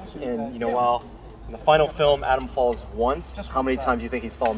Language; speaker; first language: English; native; English